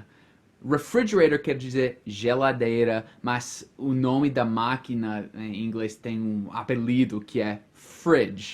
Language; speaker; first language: Portuguese; non-native, fluent; English